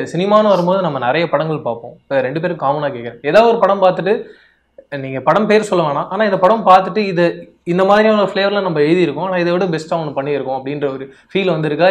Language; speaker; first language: Tamil; native; Tamil